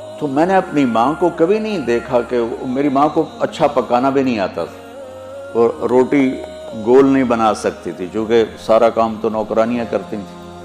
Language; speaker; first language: Urdu; non-native, local second language; Punjabi